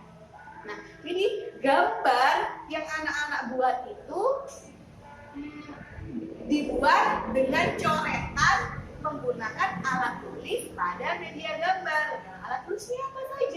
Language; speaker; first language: Indonesian; native; Indonesian